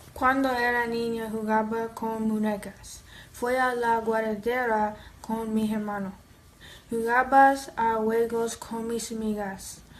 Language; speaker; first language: Spanish; non-native, learner; English